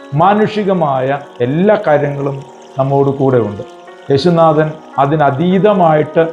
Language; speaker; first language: Malayalam; native; Malayalam